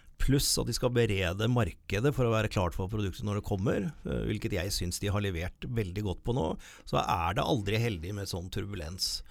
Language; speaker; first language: Norwegian; native; Norwegian